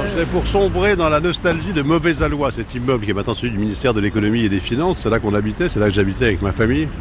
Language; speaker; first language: French; native; French